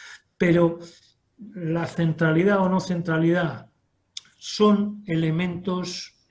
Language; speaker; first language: Spanish; native; Spanish